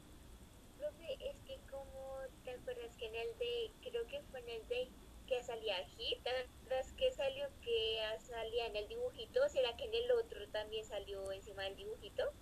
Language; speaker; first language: Spanish; native; Spanish